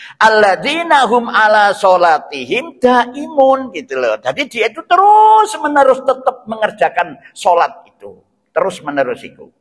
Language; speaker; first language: Indonesian; non-native, local second language; Javanese